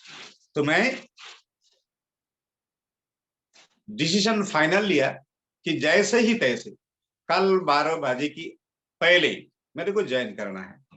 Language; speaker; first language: Hindi; non-native, local second language; Bangla